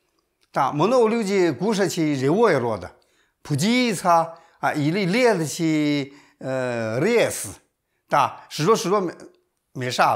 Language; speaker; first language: Russian; non-native, learner; Chinese